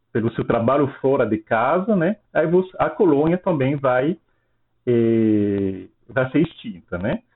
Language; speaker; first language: Portuguese; non-native, fluent; French